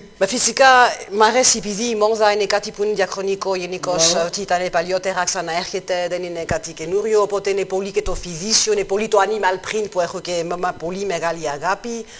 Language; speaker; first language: Greek; non-native, fluent; French